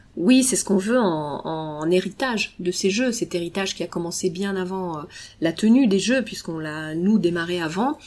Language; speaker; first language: French; early bilingual, other home language; Romanian